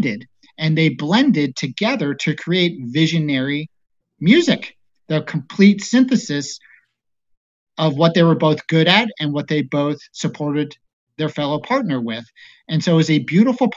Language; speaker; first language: English; native; English